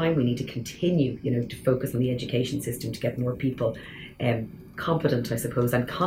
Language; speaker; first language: English; native; English